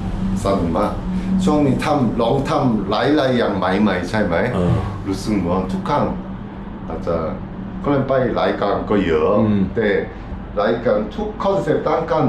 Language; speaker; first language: Thai; non-native, learner; Korean